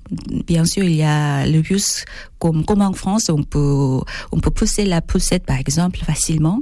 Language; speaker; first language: French; non-native, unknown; Korean